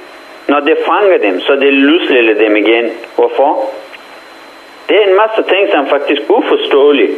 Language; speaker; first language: Danish; non-native, fluent; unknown